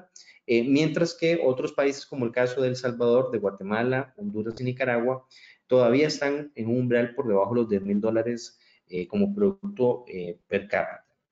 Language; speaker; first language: Spanish; native; Spanish